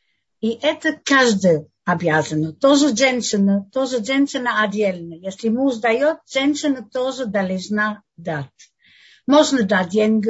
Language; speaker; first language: Russian; non-native, learner; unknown